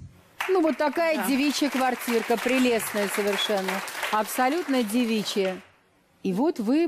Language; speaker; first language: Russian; native; Russian